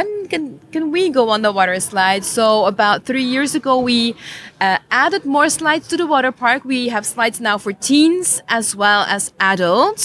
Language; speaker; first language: English; non-native, fluent; Dutch